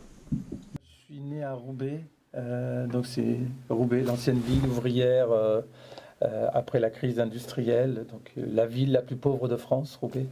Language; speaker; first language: French; native; French